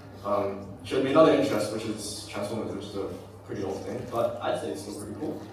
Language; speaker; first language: English; native; English